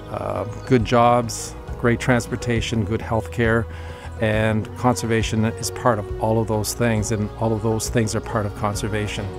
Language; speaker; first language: English; native; English